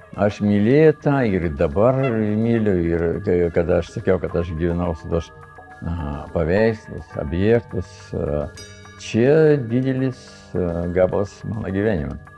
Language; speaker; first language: Lithuanian; non-native, fluent; Russian